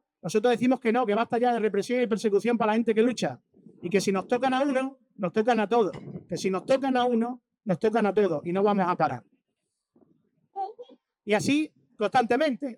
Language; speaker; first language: Spanish; native; Spanish